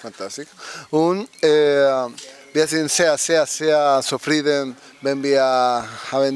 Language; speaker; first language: German; non-native, learner; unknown